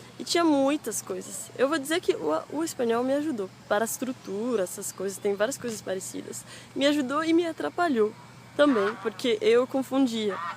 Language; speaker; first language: Portuguese; non-native, fluent; French